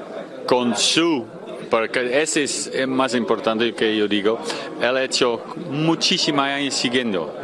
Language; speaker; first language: Spanish; non-native, learner; Dutch